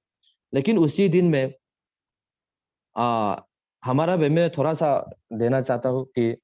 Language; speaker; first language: Hindi; non-native, local second language; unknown